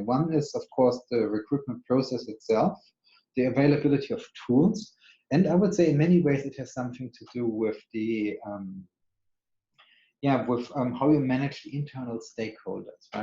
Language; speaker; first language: English; non-native, fluent; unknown